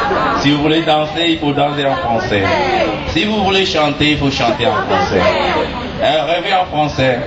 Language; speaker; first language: French; non-native, fluent; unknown